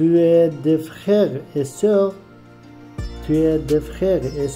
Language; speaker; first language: French; non-native, learner; Pashto